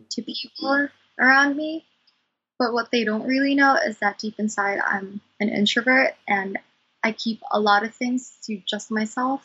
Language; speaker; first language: English; non-native, local second language; Cebuano